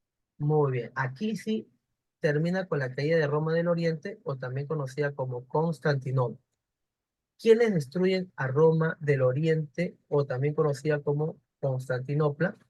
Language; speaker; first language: Spanish; native; Spanish